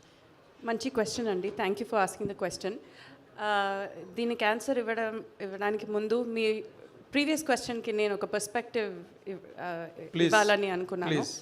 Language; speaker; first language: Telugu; non-native, fluent; Malayalam